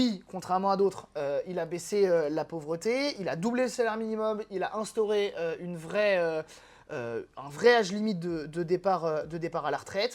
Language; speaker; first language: French; native; French